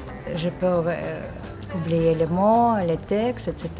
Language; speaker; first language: French; non-native, learner; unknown